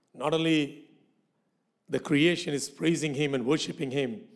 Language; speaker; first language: English; non-native, local second language; Malayalam